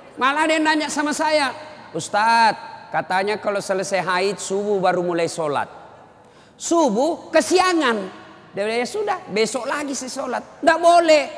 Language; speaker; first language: Indonesian; native; Indonesian